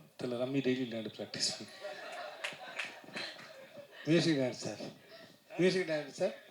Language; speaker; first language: Tamil; native; Tamil